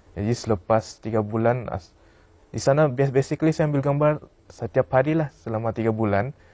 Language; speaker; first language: Malay; native; Malay